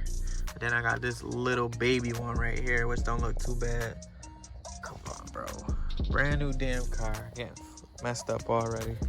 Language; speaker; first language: English; native; English